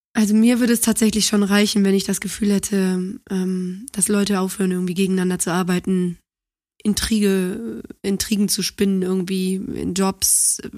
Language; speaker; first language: German; native; German